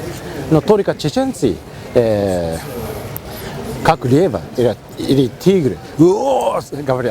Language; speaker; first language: Russian; non-native, learner; Japanese